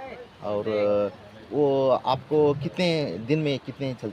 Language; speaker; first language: Hindi; non-native, local second language; Kannada